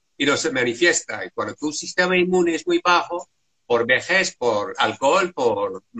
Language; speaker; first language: Spanish; non-native, fluent; Dutch